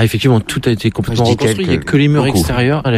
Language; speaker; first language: French; native; French